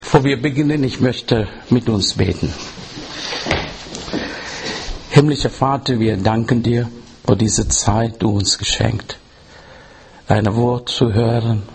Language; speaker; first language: German; non-native, learner; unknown